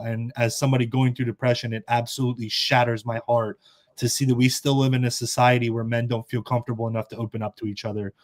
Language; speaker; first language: English; native; English